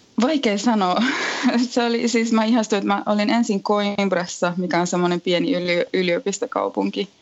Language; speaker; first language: Finnish; native; Finnish